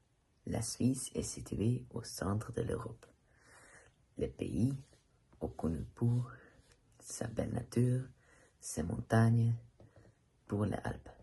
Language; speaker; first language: French; non-native, learner; Dutch